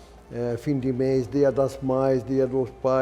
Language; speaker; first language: Portuguese; non-native, fluent; Arabic